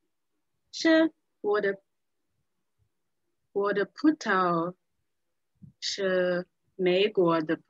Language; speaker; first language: Chinese; non-native, learner; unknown